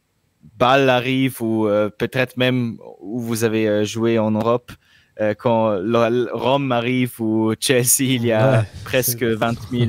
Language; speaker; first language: French; non-native, local second language; German